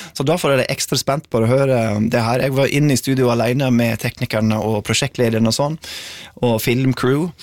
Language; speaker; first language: Norwegian; non-native, fluent; English